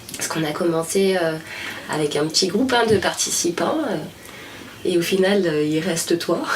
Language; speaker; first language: French; native; French